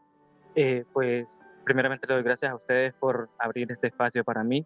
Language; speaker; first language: Spanish; native; Spanish